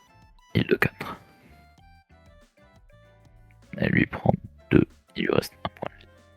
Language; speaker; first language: French; native; French